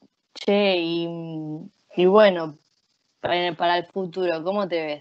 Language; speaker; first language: Spanish; native; Spanish